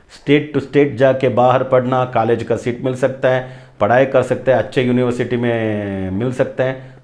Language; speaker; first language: Hindi; non-native, local second language; Kannada